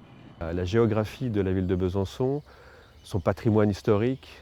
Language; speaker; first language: French; native; French